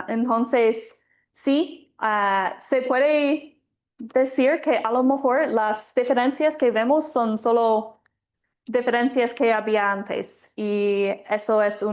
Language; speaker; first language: Spanish; non-native, fluent; English